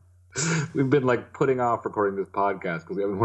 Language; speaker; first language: English; native; English